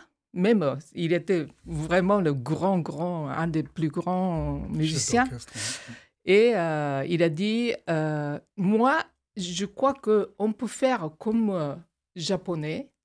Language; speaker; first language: French; non-native, fluent; Japanese